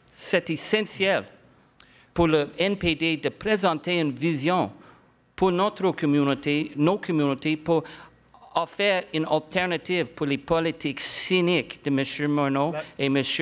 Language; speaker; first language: French; non-native, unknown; English